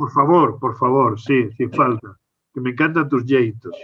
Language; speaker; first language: Spanish; native; Spanish